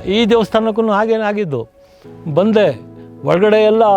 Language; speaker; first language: Kannada; native; Kannada